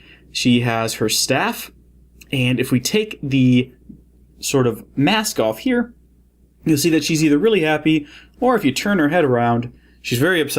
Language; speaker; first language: English; native; English